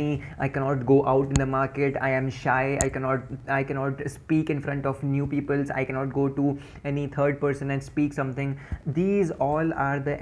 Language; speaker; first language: English; non-native, local second language; Hindi